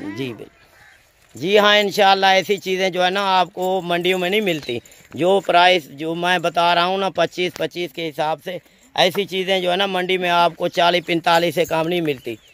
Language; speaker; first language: Urdu; non-native, local second language; Punjabi